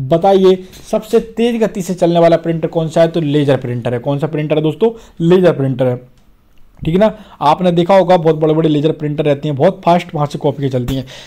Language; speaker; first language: Hindi; native; Hindi